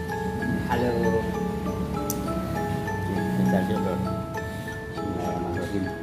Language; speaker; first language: Indonesian; non-native, local second language; Javanese